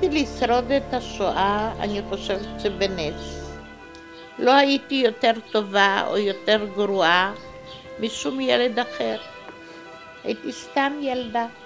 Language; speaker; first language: Hebrew; non-native, fluent; Polish